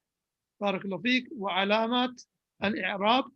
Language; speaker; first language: Arabic; non-native, fluent; English